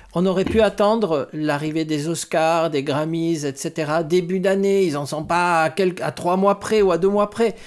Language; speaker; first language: French; non-native, fluent; Spanish